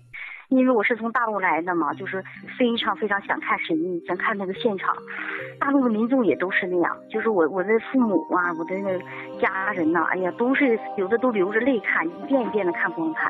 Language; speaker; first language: Chinese; native; Chinese